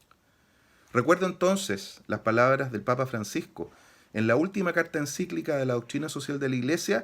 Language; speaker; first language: Spanish; native; Spanish